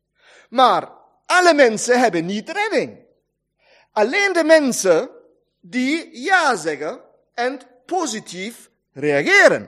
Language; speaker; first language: Dutch; non-native, fluent; German